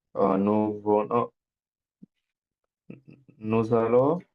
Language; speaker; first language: French; non-native, learner; Bangla